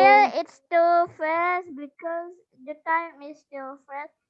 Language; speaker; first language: English; non-native, learner; Indonesian